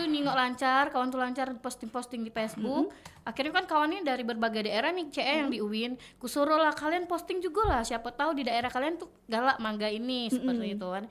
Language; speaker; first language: Indonesian; native; Indonesian